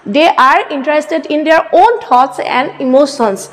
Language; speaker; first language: English; non-native, local second language; Assamese